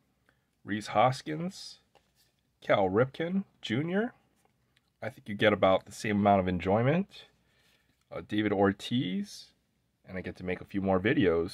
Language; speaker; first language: English; native; English